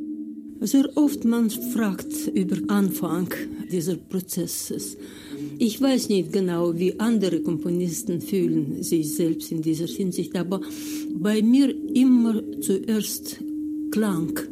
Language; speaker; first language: German; non-native, fluent; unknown